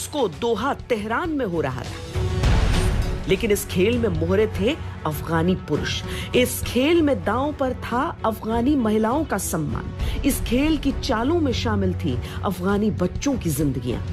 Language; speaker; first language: Hindi; native; Hindi